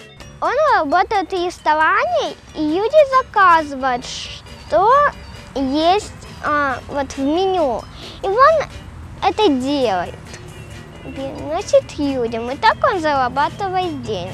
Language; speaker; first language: Russian; non-native, local second language; Ukrainian